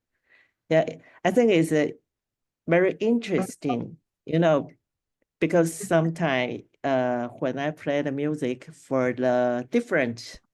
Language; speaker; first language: English; non-native, local second language; Chinese